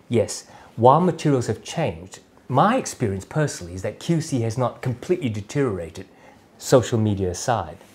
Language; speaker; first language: English; native; English